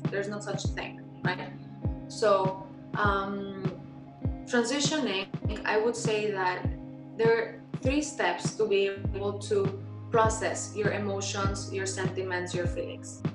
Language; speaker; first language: English; non-native, fluent; Spanish